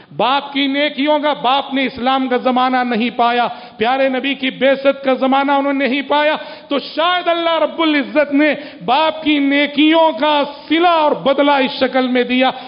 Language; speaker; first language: Urdu; native; Urdu